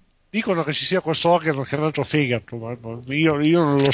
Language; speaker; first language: Italian; native; Italian